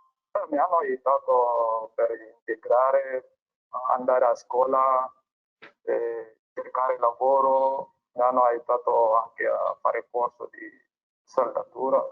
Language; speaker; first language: Italian; non-native, learner; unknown